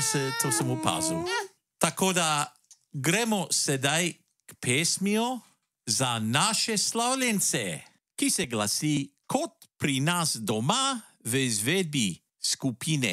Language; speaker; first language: Slovenian; early bilingual, heritage; Slovenian